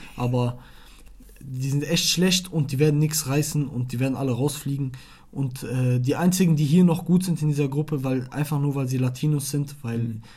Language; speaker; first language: German; non-native, fluent; Arabic